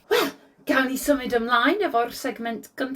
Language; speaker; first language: Welsh; non-native, learner; English